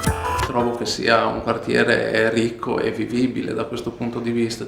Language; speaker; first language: Italian; native; Italian